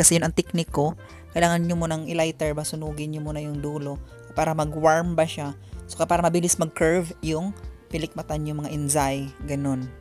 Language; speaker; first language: Filipino; non-native, local second language; Cebuano